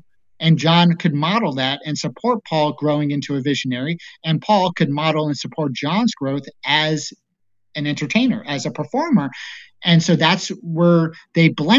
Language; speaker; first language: English; native; English